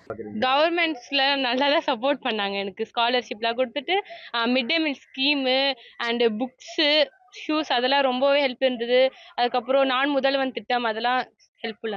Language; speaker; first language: Tamil; early bilingual, other home language; Hindi